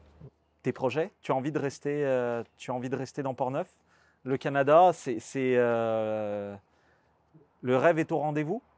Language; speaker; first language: French; native; French